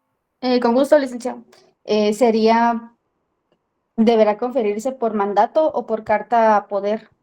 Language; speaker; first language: Spanish; native; Spanish